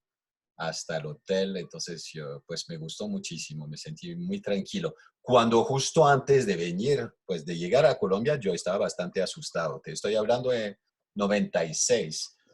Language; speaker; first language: Spanish; non-native, fluent; French